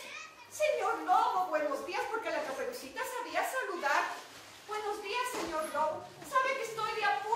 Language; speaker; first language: Spanish; native; Spanish